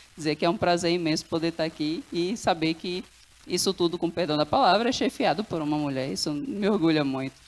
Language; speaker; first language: Portuguese; non-native, local second language; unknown